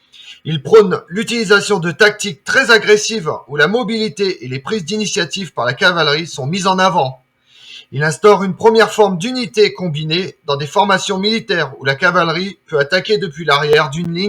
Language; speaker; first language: French; native; French